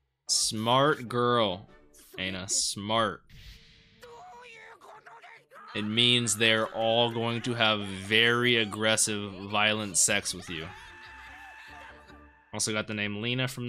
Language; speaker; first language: English; native; English